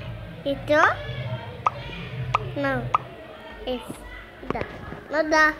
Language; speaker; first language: Portuguese; native; Portuguese